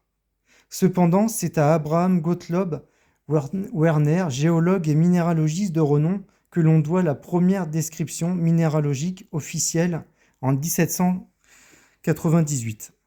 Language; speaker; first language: French; native; French